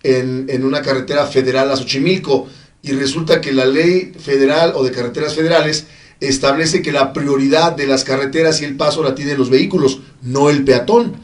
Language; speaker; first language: Spanish; native; Spanish